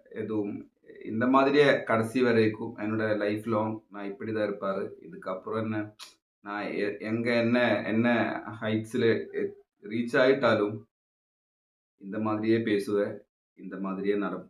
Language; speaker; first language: Tamil; non-native, local second language; Malayalam